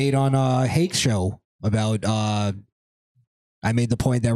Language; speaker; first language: English; native; English